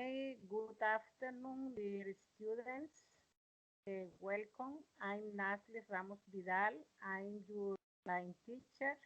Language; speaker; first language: English; non-native, learner; Spanish